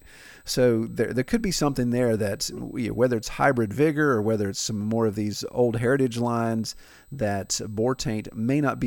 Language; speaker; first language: English; native; English